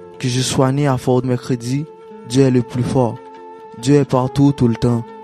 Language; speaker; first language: French; non-native, local second language; Haitian Creole